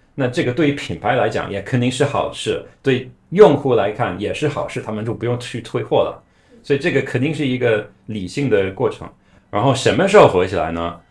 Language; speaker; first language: Chinese; non-native, fluent; English